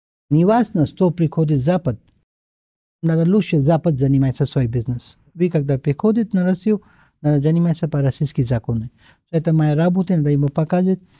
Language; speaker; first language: Russian; non-native, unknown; Hindi